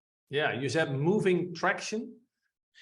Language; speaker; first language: English; non-native, fluent; Dutch